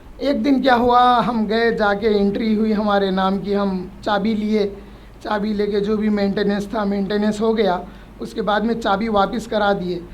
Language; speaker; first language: Urdu; native; Urdu